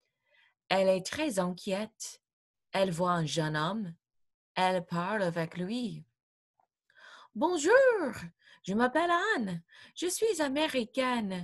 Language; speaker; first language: French; non-native, fluent; English